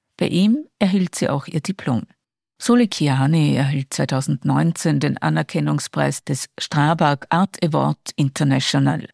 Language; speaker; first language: German; native; German